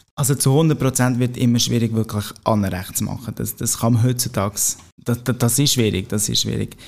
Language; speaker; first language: German; non-native, fluent; Portuguese